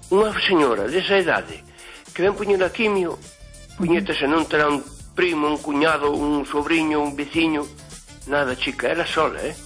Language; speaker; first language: Galician; native; Galician